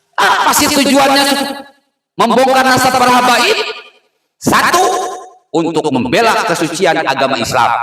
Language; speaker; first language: Indonesian; non-native, local second language; Sundanese